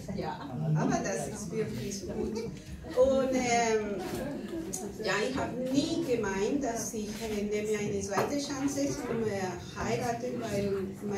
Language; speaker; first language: German; non-native, learner; Spanish